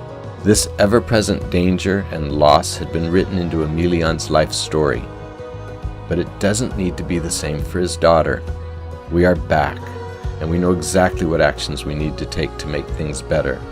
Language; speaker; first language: English; native; English